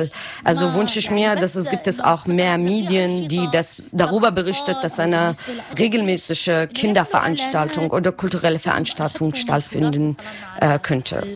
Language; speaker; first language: German; non-native, learner; Arabic